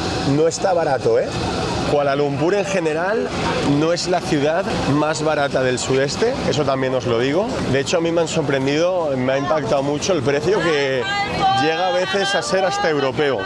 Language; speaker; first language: Spanish; native; Spanish